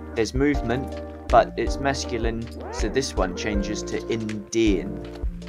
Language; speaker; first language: English; native; English